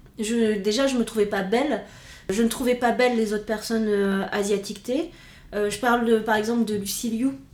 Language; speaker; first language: French; native; French